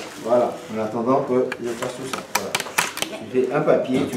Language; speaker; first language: French; native; French